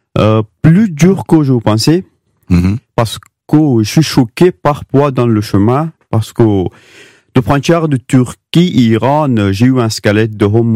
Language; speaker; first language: French; non-native, learner; Pashto